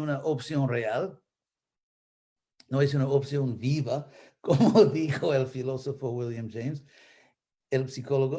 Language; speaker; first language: Spanish; non-native, fluent; English